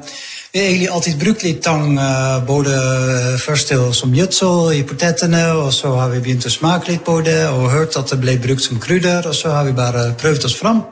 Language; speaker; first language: Norwegian; non-native, fluent; Dutch